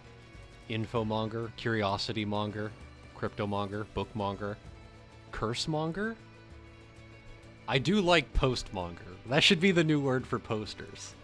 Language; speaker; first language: English; native; English